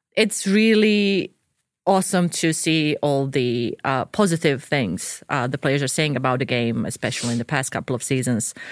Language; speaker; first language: English; non-native, fluent; Croatian